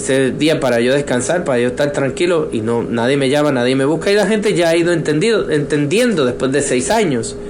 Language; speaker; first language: Spanish; native; Spanish